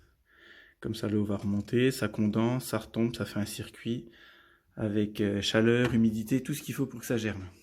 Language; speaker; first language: French; native; French